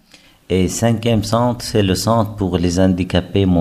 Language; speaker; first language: French; non-native, fluent; Arabic